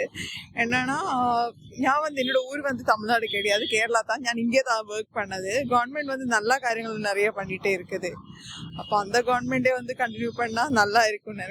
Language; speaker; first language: Tamil; non-native, local second language; Malayalam